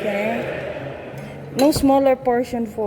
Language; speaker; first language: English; non-native, learner; Filipino